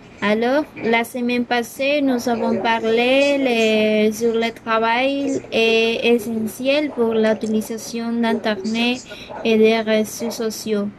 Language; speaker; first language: French; non-native, learner; Spanish